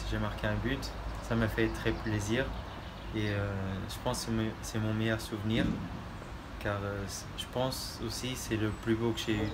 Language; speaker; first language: French; early bilingual, other home language; Portuguese